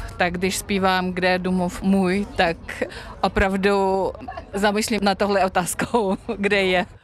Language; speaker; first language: Czech; non-native, fluent; Russian